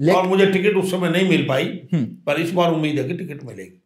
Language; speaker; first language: Hindi; native; Hindi